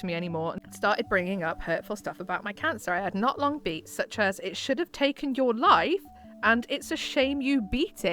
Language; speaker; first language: English; native; English